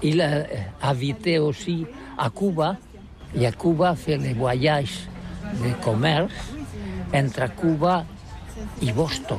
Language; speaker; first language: French; non-native, learner; Catalan